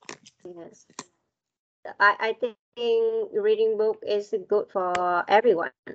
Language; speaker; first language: English; non-native, learner; Vietnamese